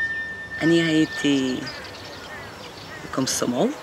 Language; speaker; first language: Hebrew; non-native, learner; Russian